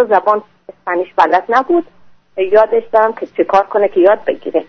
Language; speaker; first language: Persian; non-native, fluent; French